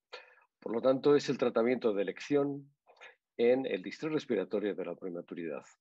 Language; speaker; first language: Spanish; native; Spanish